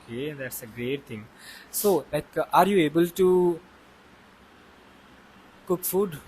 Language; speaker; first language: English; non-native, fluent; Hindi